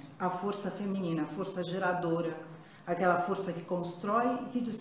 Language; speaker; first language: Portuguese; native; Portuguese